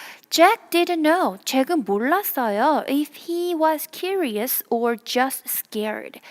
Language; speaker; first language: English; non-native, fluent; Korean